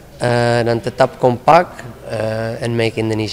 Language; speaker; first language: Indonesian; non-native, fluent; Dutch